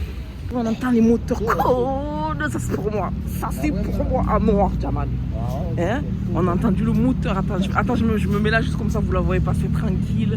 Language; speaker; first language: French; native; French